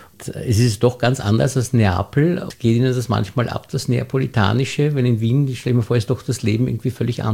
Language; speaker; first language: German; native; German